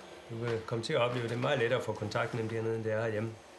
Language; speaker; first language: Danish; native; Danish